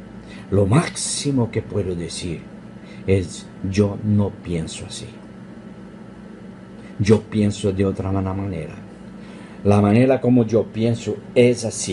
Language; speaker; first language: Spanish; non-native, fluent; Portuguese